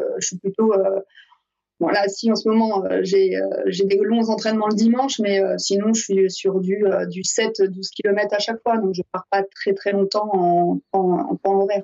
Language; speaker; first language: French; native; French